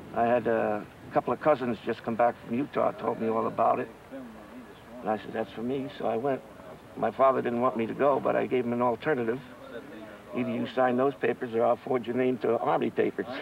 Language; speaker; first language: English; native; English